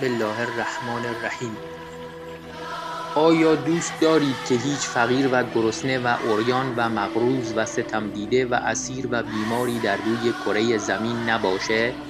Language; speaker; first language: Persian; native; Persian